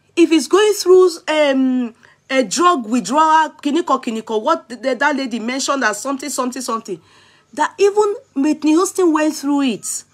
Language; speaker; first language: English; non-native, local second language; Yoruba